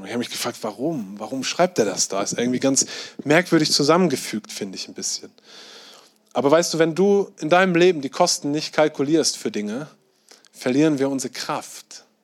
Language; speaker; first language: German; native; German